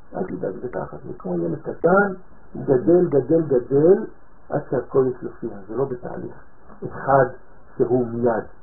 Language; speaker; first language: Hebrew; non-native, fluent; French